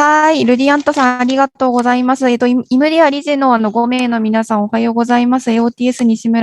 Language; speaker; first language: Japanese; native; Japanese